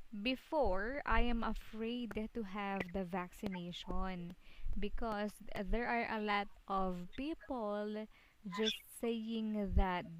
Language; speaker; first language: English; non-native, local second language; Filipino